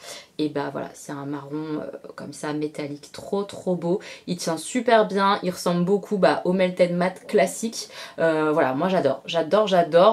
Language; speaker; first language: French; native; French